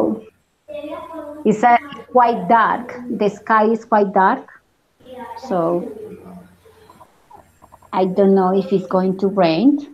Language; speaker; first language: English; non-native, learner; Spanish